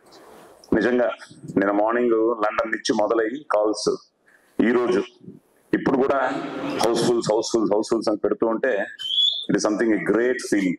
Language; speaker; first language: Telugu; native; Telugu